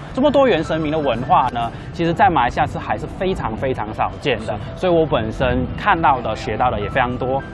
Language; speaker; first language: Chinese; native; Chinese